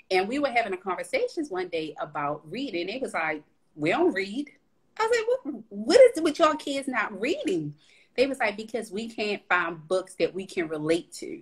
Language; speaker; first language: English; native; English